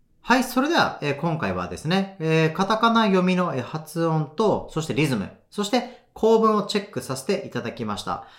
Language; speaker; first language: Japanese; native; Japanese